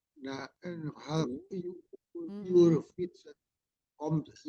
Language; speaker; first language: Dutch; non-native, learner; Indonesian